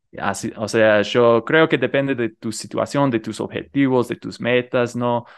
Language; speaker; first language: Spanish; non-native, fluent; English